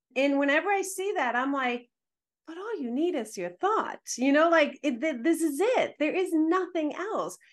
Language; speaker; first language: English; early bilingual, other home language; Spanish